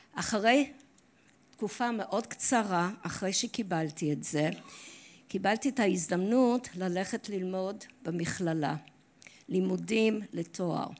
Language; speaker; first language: Hebrew; non-native, fluent; English